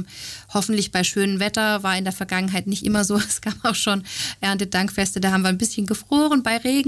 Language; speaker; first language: German; native; German